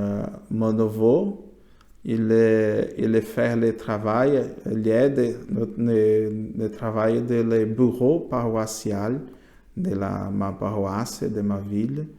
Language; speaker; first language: French; non-native, learner; Portuguese